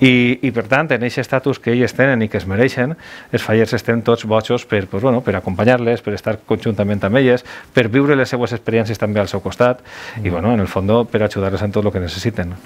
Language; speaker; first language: Catalan; native; Catalan